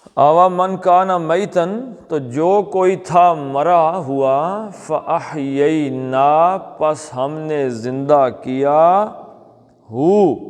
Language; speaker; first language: Urdu; native; Urdu